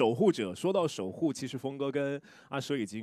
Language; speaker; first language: Chinese; native; Chinese